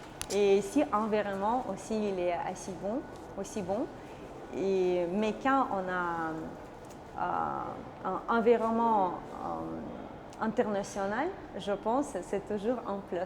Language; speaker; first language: French; non-native, learner; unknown